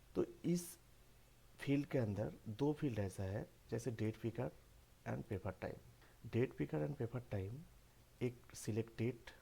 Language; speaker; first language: Hindi; non-native, local second language; Bangla